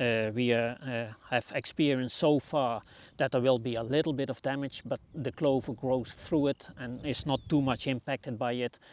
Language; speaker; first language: English; non-native, fluent; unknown